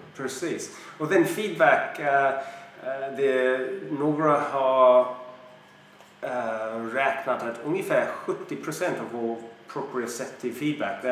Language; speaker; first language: Swedish; non-native, fluent; English